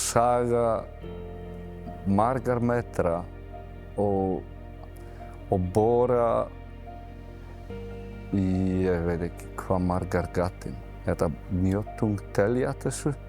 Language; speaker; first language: Icelandic; non-native, learner; Polish